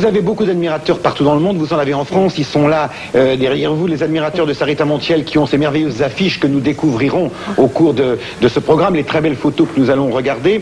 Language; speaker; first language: French; native; French